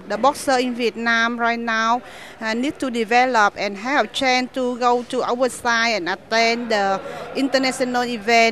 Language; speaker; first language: English; non-native, learner; Vietnamese